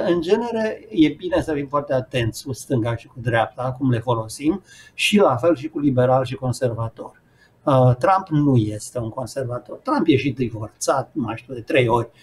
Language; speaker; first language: Romanian; native; Romanian